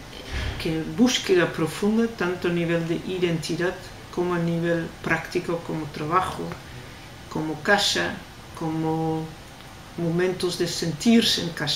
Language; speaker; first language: Spanish; non-native, fluent; Dutch